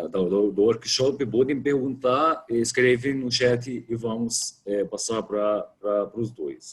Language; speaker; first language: Portuguese; non-native, fluent; Arabic